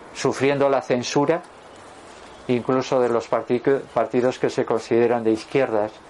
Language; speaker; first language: Spanish; native; Spanish